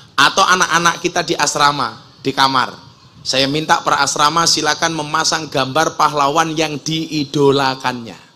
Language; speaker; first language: Indonesian; native; Indonesian